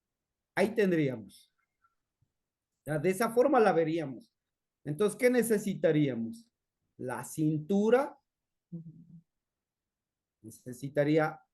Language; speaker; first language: Spanish; native; Spanish